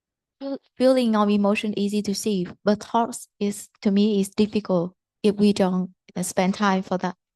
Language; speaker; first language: English; non-native, learner; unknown